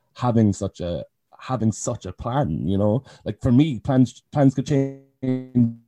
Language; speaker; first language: English; native; English